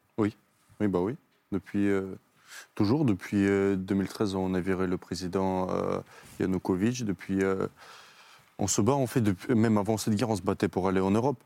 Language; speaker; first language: French; non-native, fluent; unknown